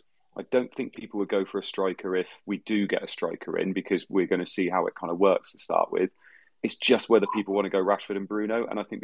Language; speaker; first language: English; native; English